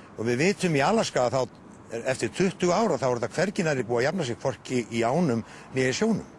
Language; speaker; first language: Icelandic; native; Icelandic